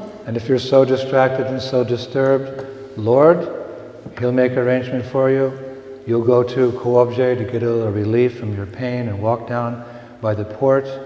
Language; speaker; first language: English; native; English